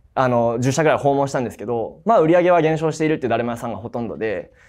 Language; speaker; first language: Japanese; native; Japanese